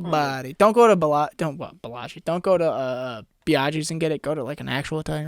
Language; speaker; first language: English; native; English